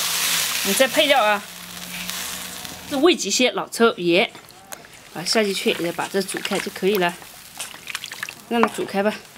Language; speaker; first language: Chinese; native; Chinese